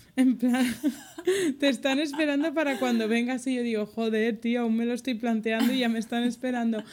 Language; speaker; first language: Spanish; native; Spanish